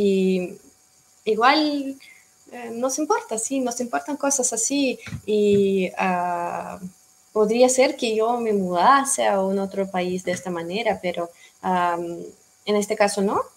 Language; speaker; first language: Spanish; non-native, fluent; Russian